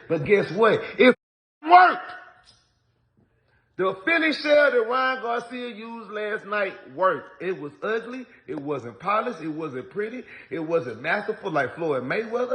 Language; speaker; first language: English; native; English